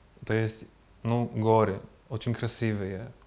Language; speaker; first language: Russian; non-native, fluent; Polish